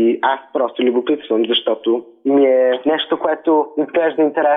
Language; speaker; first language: Bulgarian; early bilingual, heritage; Bulgarian